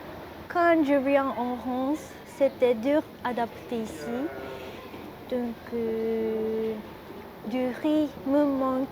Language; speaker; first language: French; non-native, learner; Japanese